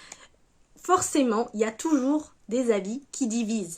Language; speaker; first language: French; native; French